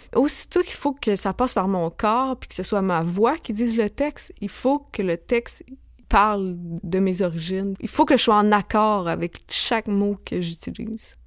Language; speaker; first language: French; native; French